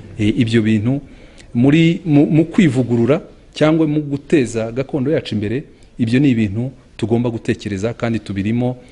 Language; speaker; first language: Kinyarwanda; early bilingual, heritage; Kinyarwanda